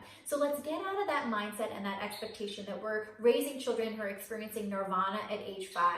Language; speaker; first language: English; native; English